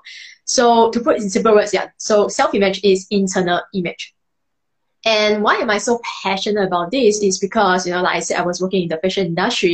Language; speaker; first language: English; non-native, local second language; Chinese